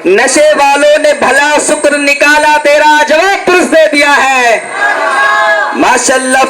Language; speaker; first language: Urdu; native; Urdu